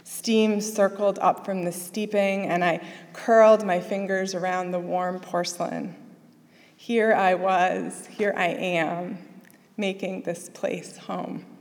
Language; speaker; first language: English; native; English